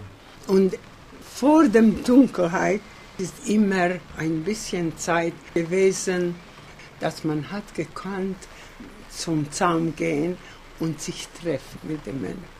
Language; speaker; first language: German; non-native, fluent; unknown